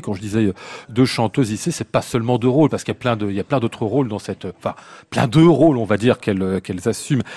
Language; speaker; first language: French; native; French